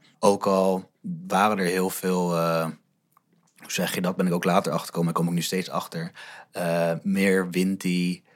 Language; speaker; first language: Dutch; native; Dutch